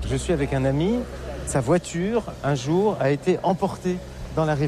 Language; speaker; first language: French; native; French